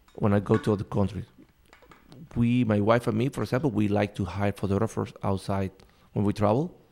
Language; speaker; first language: English; non-native, learner; Spanish